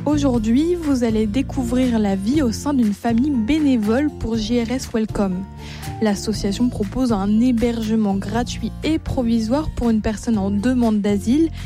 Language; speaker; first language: French; native; French